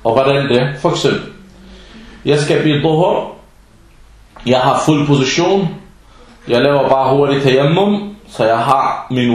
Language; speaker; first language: Danish; non-native, fluent; Arabic